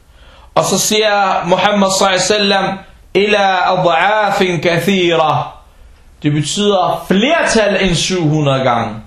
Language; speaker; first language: Danish; early bilingual, other home language; Arabic